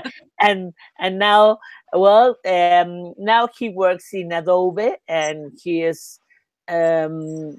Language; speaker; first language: English; non-native, learner; Spanish